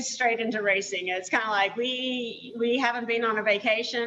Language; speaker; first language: English; native; English